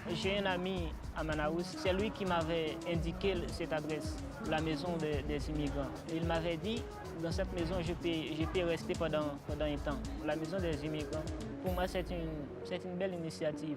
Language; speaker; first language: French; non-native, local second language; Haitian Creole